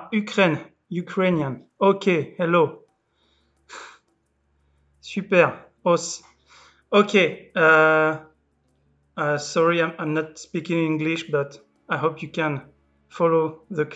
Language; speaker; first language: English; non-native, learner; French